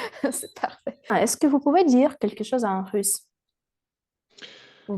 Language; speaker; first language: French; non-native, fluent; Russian